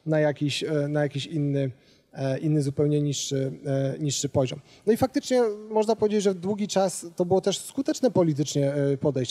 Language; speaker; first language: Polish; native; Polish